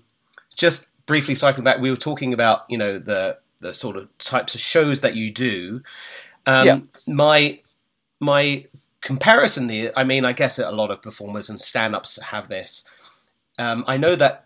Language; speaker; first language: English; native; English